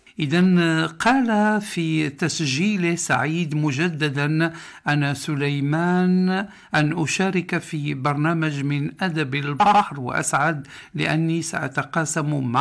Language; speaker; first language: Arabic; native; Arabic